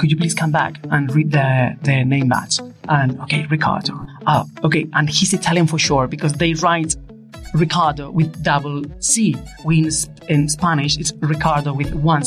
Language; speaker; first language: English; non-native, fluent; Spanish